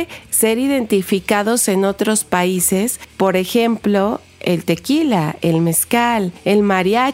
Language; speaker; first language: Spanish; native; Spanish